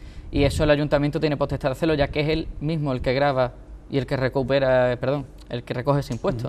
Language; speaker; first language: Spanish; native; Spanish